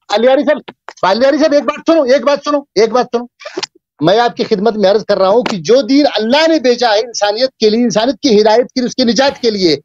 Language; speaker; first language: Urdu; native; Urdu